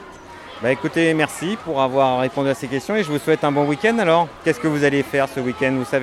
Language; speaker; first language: French; native; French